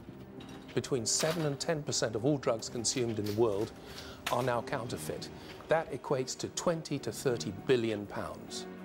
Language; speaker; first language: English; native; English